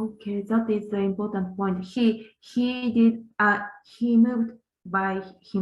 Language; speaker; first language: English; non-native, learner; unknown